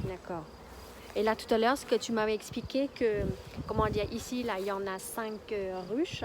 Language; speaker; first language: French; non-native, fluent; Thai